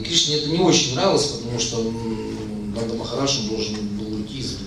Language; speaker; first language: Russian; native; Russian